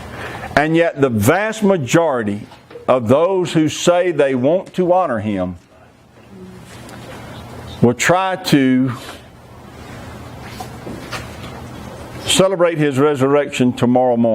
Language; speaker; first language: English; native; English